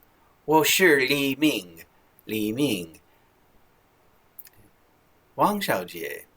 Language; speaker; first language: Chinese; non-native, learner; English